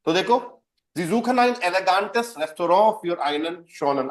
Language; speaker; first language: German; non-native, fluent; Hindi